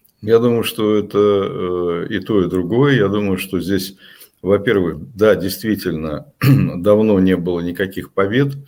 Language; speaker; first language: Russian; native; Russian